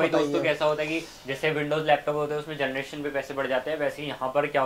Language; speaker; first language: Hindi; native; Hindi